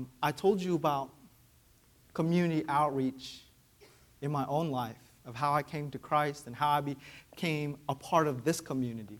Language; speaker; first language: English; early bilingual, other home language; Vietnamese